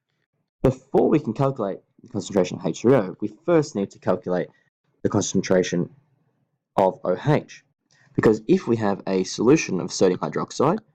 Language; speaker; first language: English; native; English